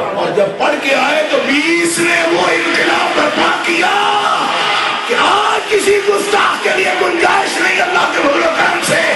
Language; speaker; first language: Urdu; native; Urdu